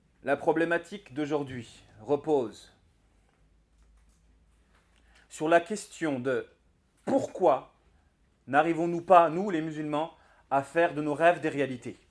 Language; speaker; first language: French; native; French